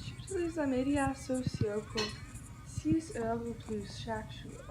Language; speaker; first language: French; non-native, learner; English